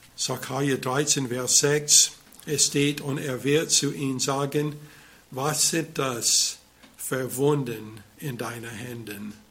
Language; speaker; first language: German; non-native, fluent; English